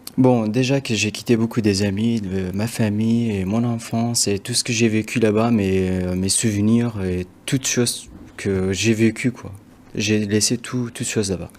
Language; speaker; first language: French; non-native, fluent; Arabic